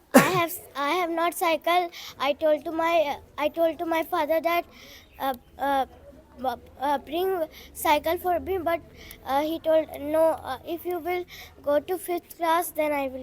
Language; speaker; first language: English; non-native, learner; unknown